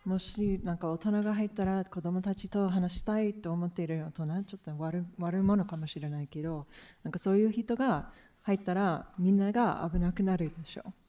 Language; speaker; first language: Japanese; non-native, learner; English